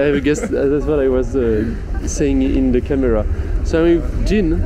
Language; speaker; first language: English; non-native, fluent; French